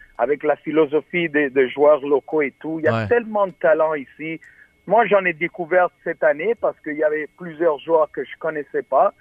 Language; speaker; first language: French; native; French